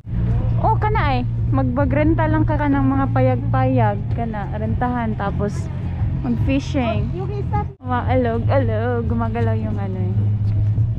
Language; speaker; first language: Filipino; non-native, local second language; Hiligaynon